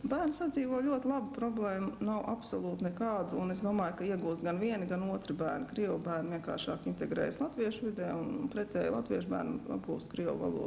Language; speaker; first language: Latvian; native; Latvian